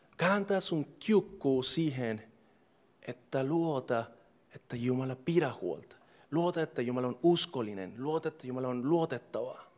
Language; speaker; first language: Finnish; non-native, fluent; English